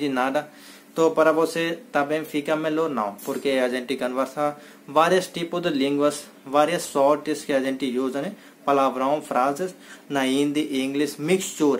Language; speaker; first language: Portuguese; non-native, learner; Hindi